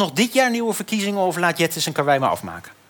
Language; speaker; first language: Dutch; native; Dutch